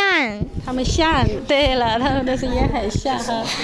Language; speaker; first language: Chinese; native; Chinese